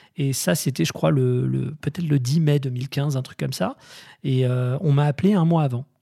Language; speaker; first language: French; native; French